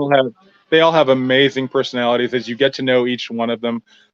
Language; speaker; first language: English; native; English